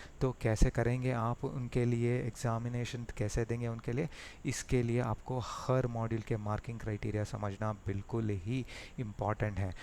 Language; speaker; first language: Hindi; native; Hindi